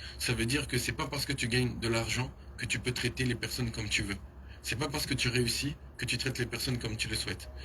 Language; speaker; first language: French; early bilingual, other home language; Haitian Creole